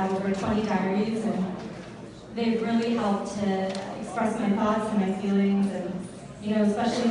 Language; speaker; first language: English; native; English